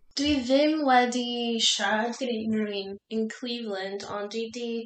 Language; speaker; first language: Welsh; non-native, learner; English